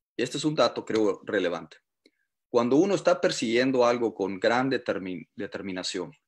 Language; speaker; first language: Spanish; native; Spanish